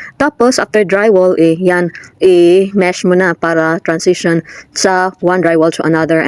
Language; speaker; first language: Filipino; native; Filipino